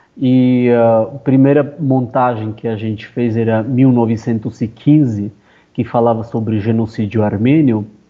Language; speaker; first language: Portuguese; non-native, fluent; Armenian